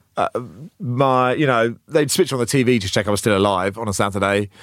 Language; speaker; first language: English; native; English